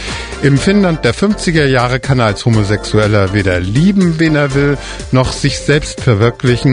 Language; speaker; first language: German; native; German